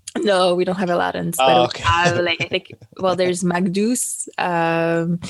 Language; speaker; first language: English; non-native, fluent; French